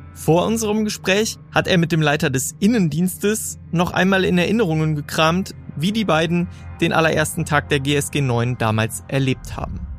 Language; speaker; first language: German; native; German